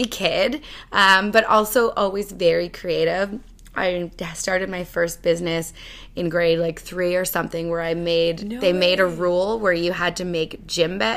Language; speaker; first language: English; native; English